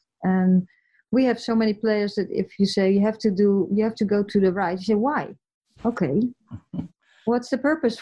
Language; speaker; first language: English; non-native, fluent; Dutch